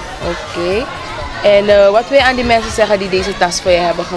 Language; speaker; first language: Dutch; native; Dutch